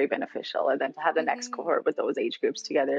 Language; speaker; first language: English; native; English